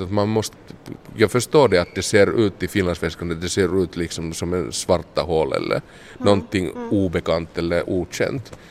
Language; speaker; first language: Swedish; non-native, local second language; Finnish